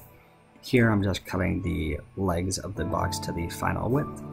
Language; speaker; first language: English; native; English